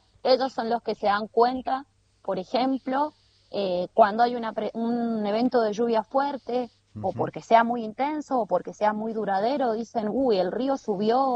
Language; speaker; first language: Spanish; native; Spanish